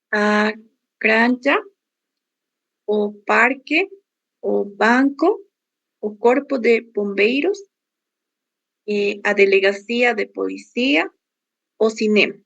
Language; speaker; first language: Portuguese; non-native, learner; Spanish